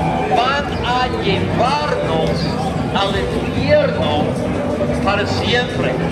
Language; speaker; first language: Spanish; non-native, learner; English